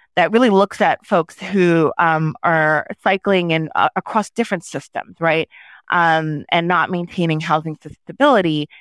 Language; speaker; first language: English; early bilingual, other home language; Haitian Creole